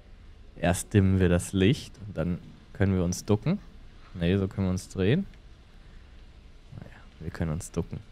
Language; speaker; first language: German; native; German